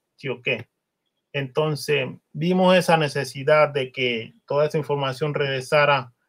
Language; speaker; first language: Spanish; non-native, local second language; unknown